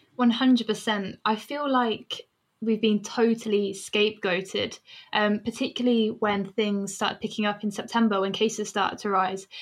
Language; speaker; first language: English; native; English